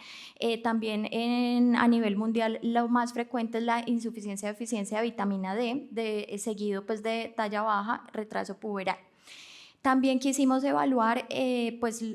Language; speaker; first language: Spanish; native; Spanish